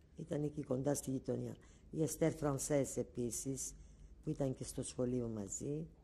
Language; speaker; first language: Greek; non-native, local second language; Ladino